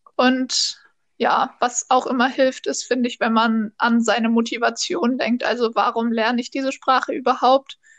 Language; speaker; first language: German; native; German